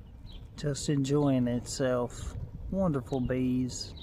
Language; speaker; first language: English; native; English